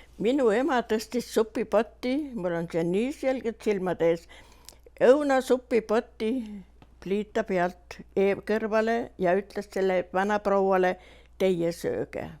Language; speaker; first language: Estonian; native; Estonian